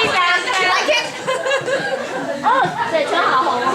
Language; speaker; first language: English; non-native, learner; Chinese